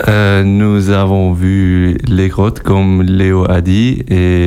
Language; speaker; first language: French; non-native, learner; German